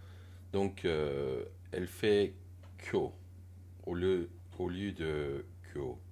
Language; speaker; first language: French; non-native, fluent; Korean